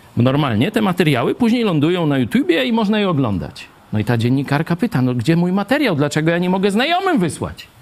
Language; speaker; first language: Polish; native; Polish